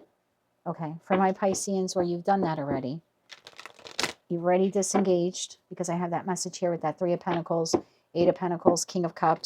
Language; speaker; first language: English; native; English